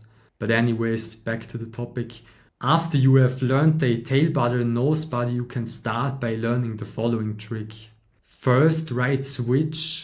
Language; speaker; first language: English; non-native, fluent; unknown